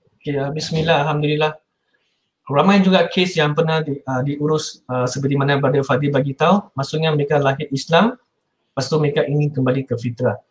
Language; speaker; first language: Malay; non-native, local second language; Min Nan Chinese